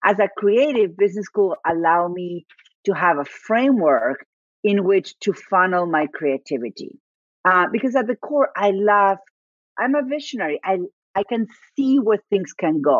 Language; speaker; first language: English; non-native, fluent; Spanish